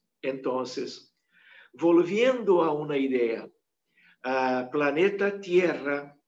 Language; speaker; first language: Spanish; non-native, fluent; Portuguese